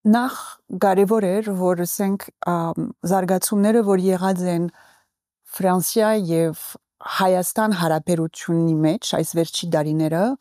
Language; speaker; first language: Armenian; early bilingual, heritage; Armenian